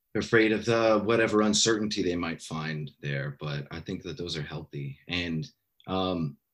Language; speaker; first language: English; native; English